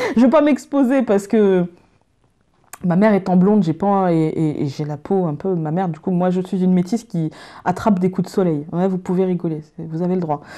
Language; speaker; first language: French; native; French